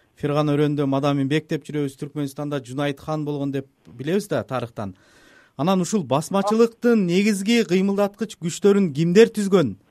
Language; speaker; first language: Kyrgyz; native; Kyrgyz